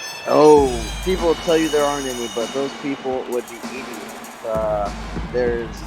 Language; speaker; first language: English; native; English